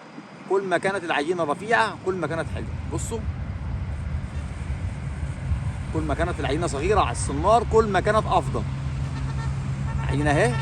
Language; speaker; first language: Arabic; native; Arabic